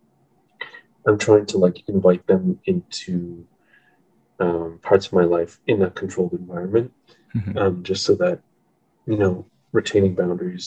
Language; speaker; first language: English; native; English